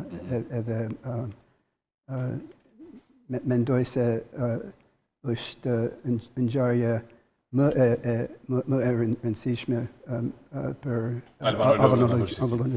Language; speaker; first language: Albanian; non-native, learner; English